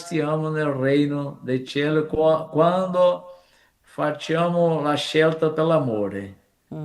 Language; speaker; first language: Italian; non-native, fluent; Portuguese